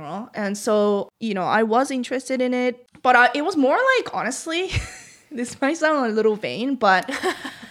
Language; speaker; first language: English; non-native, fluent; Korean